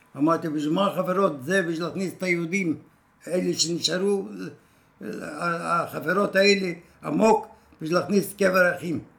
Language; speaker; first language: Hebrew; non-native, fluent; Romanian